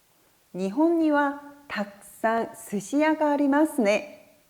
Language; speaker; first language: Japanese; non-native, fluent; Korean